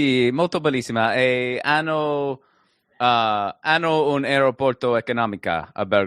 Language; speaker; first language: Italian; non-native, learner; English